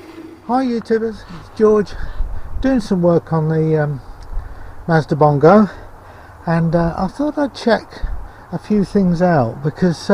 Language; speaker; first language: English; native; English